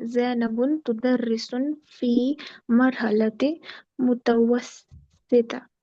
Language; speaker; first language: Arabic; non-native, learner; Urdu